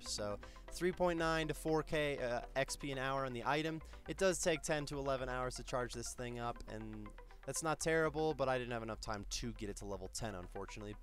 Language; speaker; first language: English; native; English